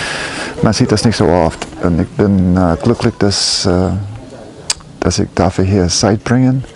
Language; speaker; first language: German; non-native, fluent; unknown